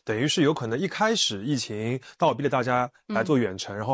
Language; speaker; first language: Chinese; native; Chinese